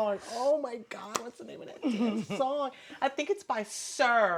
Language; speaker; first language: English; native; English